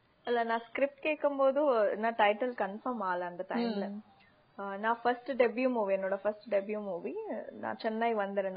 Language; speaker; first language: Tamil; non-native, fluent; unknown